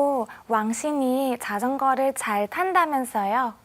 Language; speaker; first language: Korean; non-native, learner; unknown